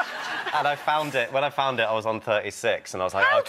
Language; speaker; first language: English; native; English